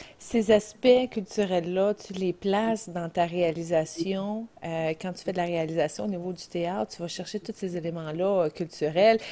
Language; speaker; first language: French; native; French